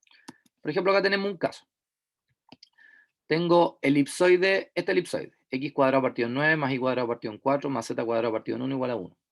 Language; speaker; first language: Spanish; native; Spanish